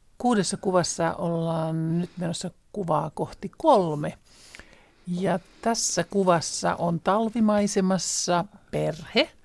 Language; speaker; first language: Finnish; native; Finnish